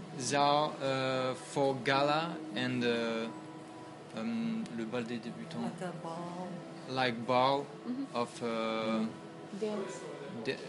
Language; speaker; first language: English; non-native, learner; French